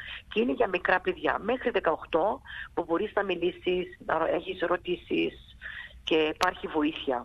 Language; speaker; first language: Greek; early bilingual, heritage; Greek